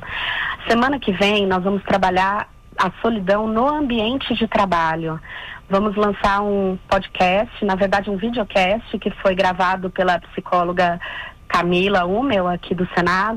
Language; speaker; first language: Portuguese; native; Portuguese